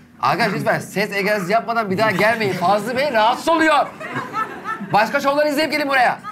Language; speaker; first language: Turkish; native; Turkish